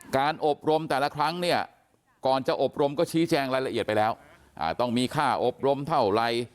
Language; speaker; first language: Thai; native; Thai